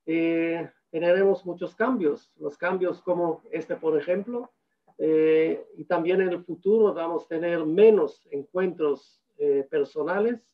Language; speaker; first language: Spanish; non-native, fluent; Hebrew